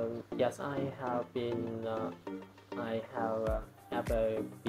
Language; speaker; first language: English; non-native, learner; Vietnamese